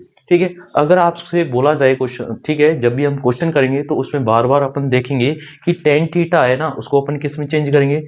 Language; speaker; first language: Hindi; native; Hindi